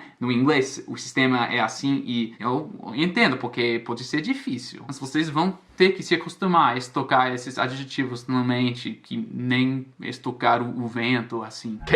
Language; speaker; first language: Portuguese; non-native, fluent; English